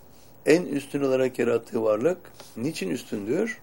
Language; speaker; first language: Turkish; native; Turkish